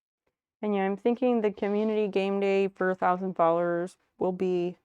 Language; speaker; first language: English; native; English